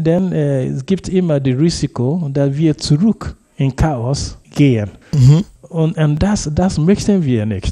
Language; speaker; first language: German; non-native, fluent; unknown